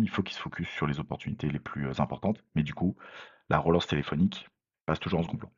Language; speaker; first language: French; native; French